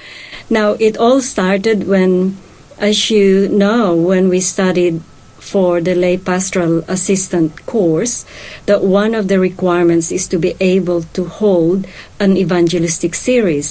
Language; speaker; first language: English; non-native, local second language; Hiligaynon